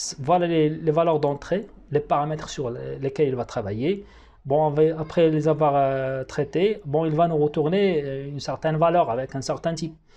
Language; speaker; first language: French; non-native, local second language; Arabic